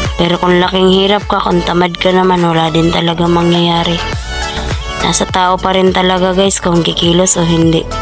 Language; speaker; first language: Filipino; non-native, local second language; Cebuano